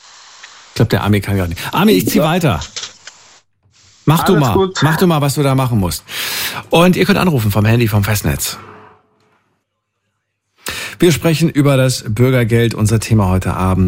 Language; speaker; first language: German; native; German